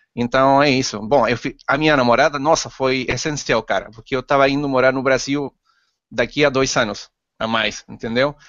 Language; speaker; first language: Portuguese; non-native, fluent; Spanish